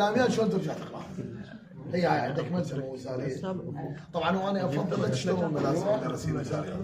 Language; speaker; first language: Arabic; native; Arabic